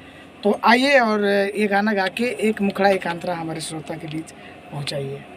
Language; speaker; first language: Hindi; non-native, local second language; Bhojpuri